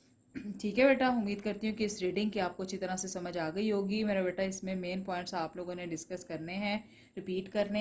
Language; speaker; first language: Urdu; non-native, local second language; Punjabi